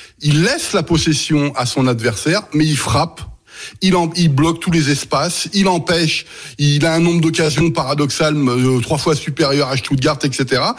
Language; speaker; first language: French; native; French